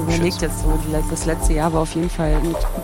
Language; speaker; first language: German; native; German